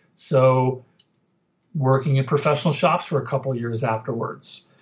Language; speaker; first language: English; native; English